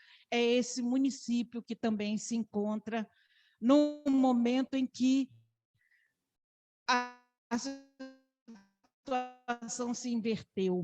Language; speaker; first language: Portuguese; native; Portuguese